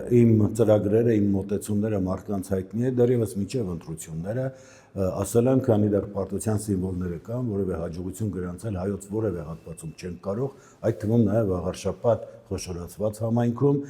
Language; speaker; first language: Armenian; native; Armenian